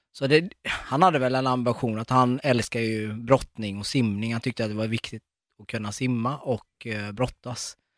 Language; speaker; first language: Swedish; early bilingual, other home language; Arabic